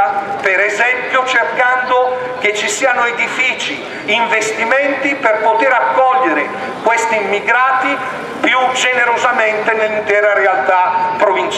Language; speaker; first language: Italian; native; Italian